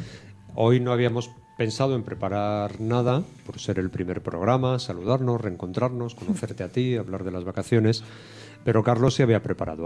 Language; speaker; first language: Spanish; native; Spanish